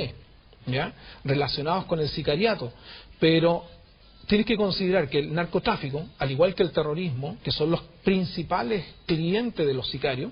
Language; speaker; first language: Spanish; native; Spanish